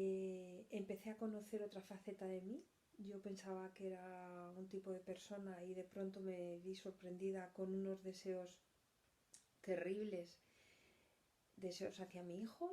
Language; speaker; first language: Spanish; native; Spanish